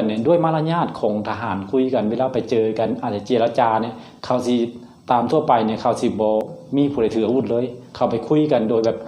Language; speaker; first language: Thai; non-native, local second language; Lao